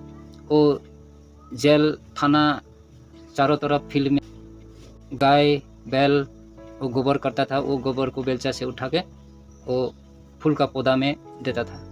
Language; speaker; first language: Hindi; non-native, local second language; Nepali